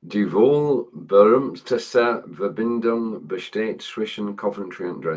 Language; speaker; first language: German; non-native, learner; English